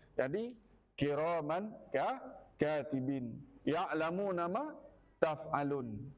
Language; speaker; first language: Malay; non-native, local second language; Iban